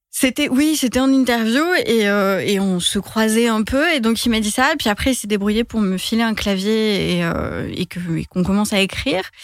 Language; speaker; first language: French; native; French